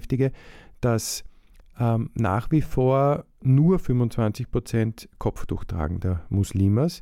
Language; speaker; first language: German; native; German